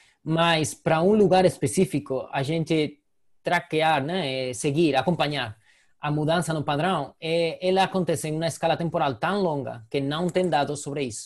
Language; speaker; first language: Portuguese; non-native, fluent; Spanish